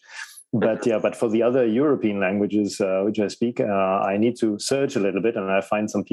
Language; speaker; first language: English; non-native, fluent; German